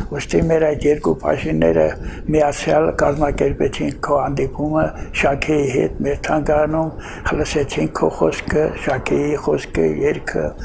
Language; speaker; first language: Armenian; native; Armenian